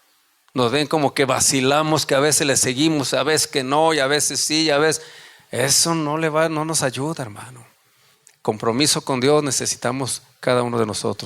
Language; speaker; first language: Spanish; native; Spanish